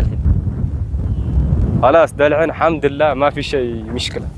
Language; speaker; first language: Arabic; non-native, learner; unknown